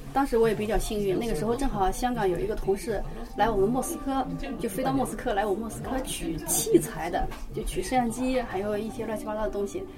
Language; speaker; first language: Chinese; native; Chinese